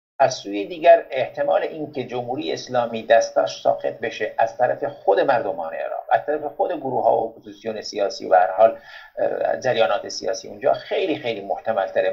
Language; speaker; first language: Persian; non-native, local second language; Kurdish